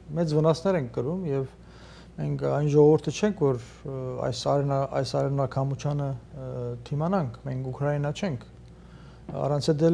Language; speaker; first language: Armenian; early bilingual, heritage; Armenian